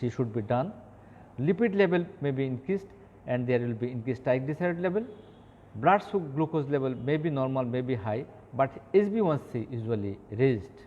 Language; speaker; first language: English; non-native, local second language; Bangla